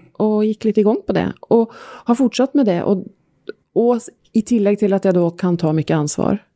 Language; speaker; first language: Swedish; non-native, fluent; Norwegian